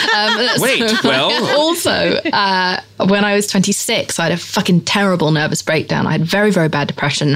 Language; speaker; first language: English; native; English